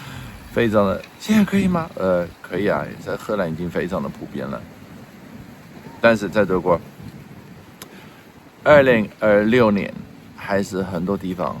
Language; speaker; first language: Chinese; non-native, fluent; Dutch